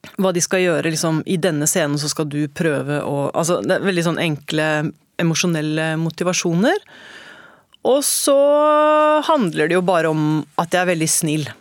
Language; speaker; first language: Norwegian; native; Norwegian